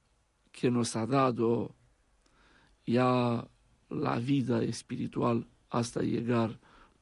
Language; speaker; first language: Spanish; non-native, fluent; Romanian